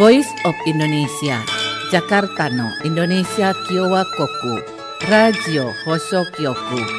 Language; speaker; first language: Japanese; non-native, learner; Indonesian